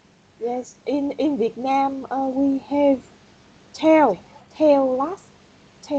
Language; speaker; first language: English; non-native, learner; Vietnamese